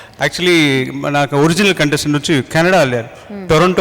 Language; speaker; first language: Telugu; native; Telugu